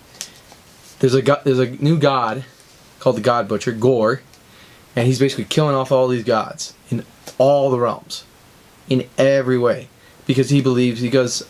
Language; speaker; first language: English; native; English